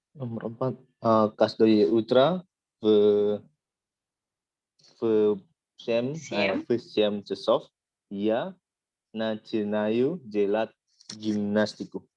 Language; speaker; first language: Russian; non-native, learner; Indonesian